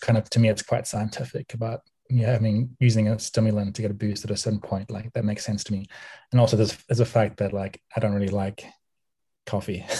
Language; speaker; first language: English; native; English